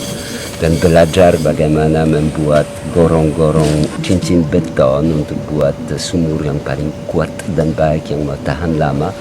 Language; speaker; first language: Indonesian; non-native, learner; French